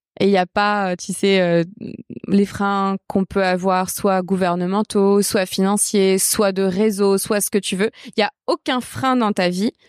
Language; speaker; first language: French; native; French